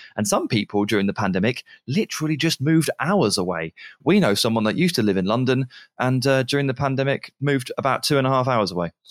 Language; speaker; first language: English; native; English